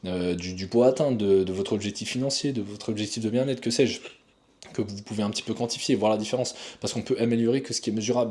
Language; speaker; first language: French; native; French